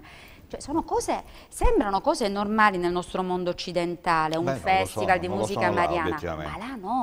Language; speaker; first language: Italian; native; Italian